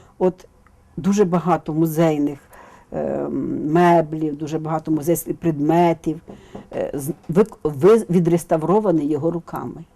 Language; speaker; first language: Ukrainian; native; Ukrainian